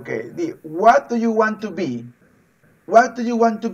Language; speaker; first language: English; non-native, fluent; Spanish